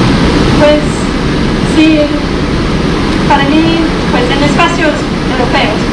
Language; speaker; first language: Spanish; non-native, fluent; English